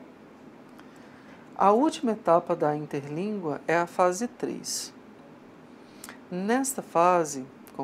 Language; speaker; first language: Portuguese; native; Portuguese